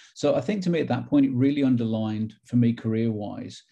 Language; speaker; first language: English; native; English